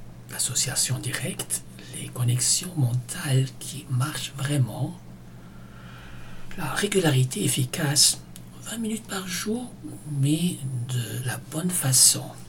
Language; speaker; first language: French; non-native, fluent; German